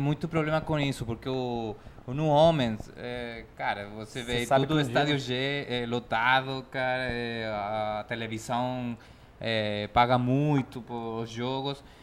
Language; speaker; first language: Portuguese; non-native, fluent; Spanish